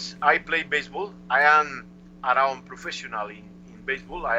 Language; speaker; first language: English; non-native, learner; Spanish